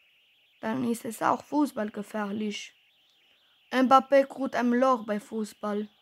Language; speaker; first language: German; non-native, learner; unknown